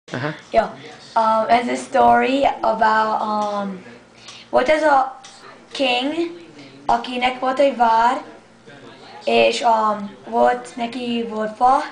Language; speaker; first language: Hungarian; early bilingual, heritage; English